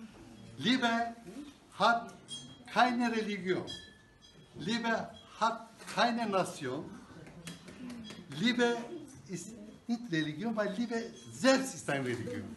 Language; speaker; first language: German; non-native, fluent; Albanian